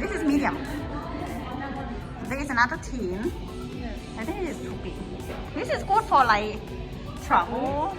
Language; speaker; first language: English; non-native, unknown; Thai